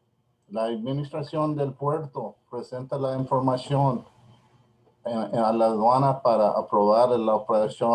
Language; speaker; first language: Spanish; non-native, learner; English